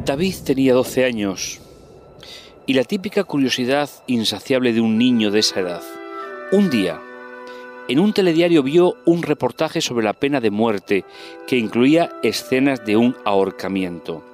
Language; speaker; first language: Spanish; native; Spanish